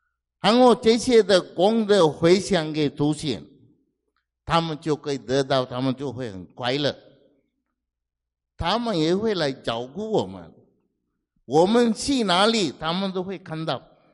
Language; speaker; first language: Chinese; non-native, fluent; Sinhala